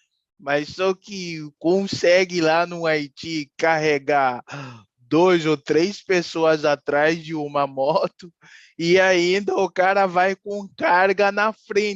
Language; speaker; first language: Portuguese; non-native, fluent; Haitian Creole